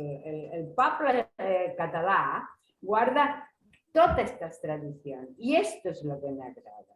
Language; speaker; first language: Catalan; non-native, fluent; Spanish